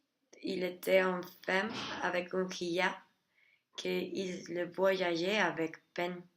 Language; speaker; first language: French; non-native, learner; Spanish